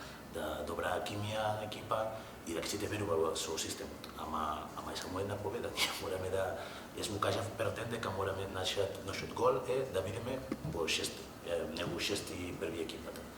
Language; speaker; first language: Macedonian; non-native, fluent; Spanish